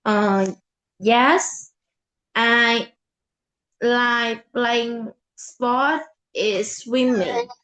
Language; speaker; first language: English; non-native, learner; Vietnamese